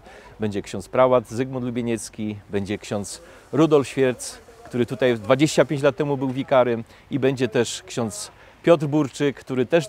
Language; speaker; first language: Polish; native; Polish